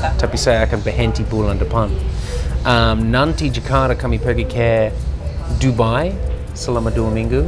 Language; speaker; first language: Indonesian; non-native, learner; English